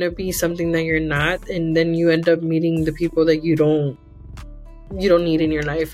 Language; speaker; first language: English; early bilingual, other home language; Spanish